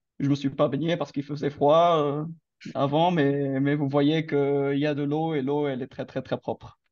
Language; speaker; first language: French; non-native, local second language; Arabic